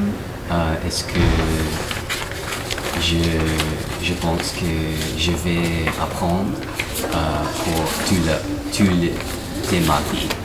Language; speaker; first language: French; non-native, learner; English